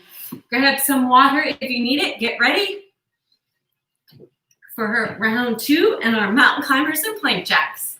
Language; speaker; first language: English; native; English